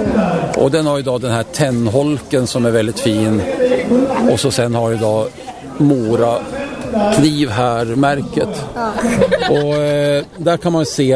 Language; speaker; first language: Swedish; native; Swedish